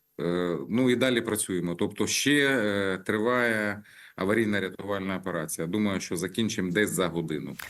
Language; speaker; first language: Ukrainian; native; Ukrainian